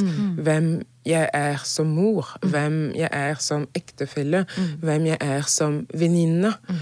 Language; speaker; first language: Norwegian; non-native, fluent; French